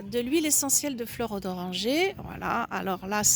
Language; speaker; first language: French; native; French